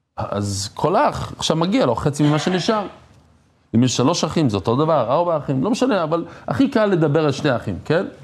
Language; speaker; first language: Hebrew; non-native, fluent; English